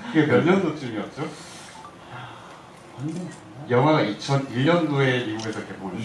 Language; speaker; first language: Korean; native; Korean